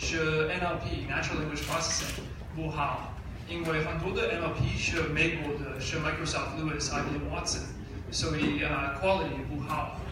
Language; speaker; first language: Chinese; non-native, learner; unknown